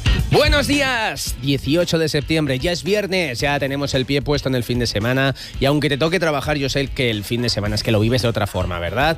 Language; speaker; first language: Spanish; native; Spanish